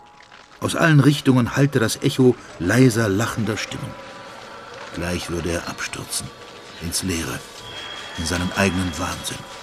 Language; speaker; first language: German; native; German